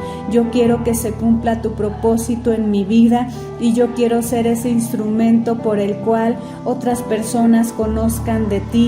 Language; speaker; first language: Spanish; native; Spanish